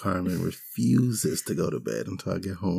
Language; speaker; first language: English; native; English